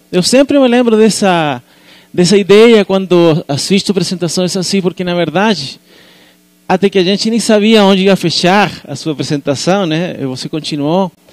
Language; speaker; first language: Portuguese; non-native, fluent; Spanish